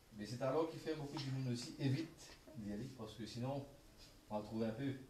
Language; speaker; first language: French; non-native, local second language; Morisyen